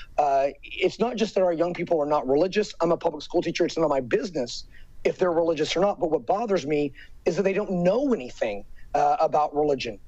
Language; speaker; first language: English; native; English